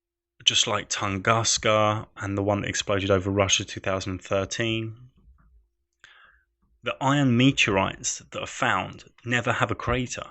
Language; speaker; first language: English; native; English